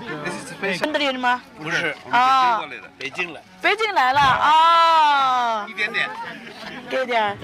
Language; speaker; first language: Chinese; non-native, learner; Indonesian